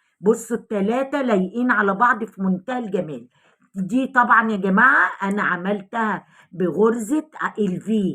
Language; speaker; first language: Arabic; native; Arabic